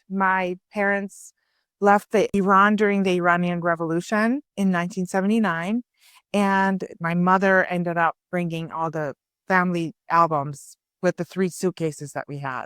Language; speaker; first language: English; early bilingual, other home language; Persian